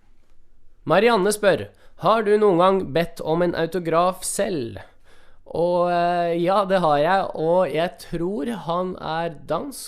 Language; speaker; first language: Norwegian; early bilingual, other home language; Russian